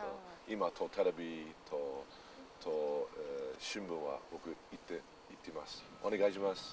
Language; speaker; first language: Japanese; non-native, learner; English